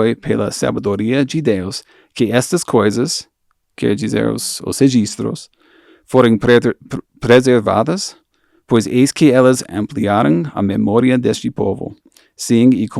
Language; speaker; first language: Portuguese; non-native, fluent; English